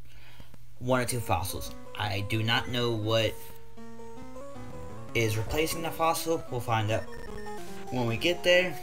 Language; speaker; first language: English; native; English